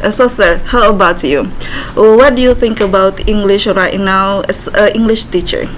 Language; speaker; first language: English; non-native, learner; Indonesian